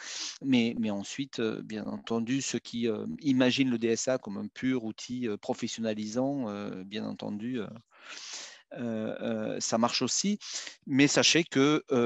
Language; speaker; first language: French; native; French